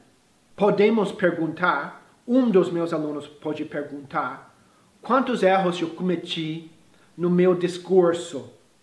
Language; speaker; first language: Portuguese; non-native, fluent; English